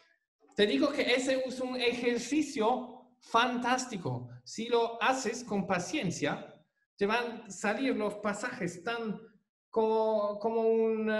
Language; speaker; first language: Spanish; non-native, fluent; German